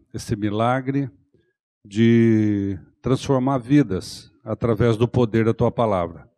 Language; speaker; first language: Portuguese; native; Portuguese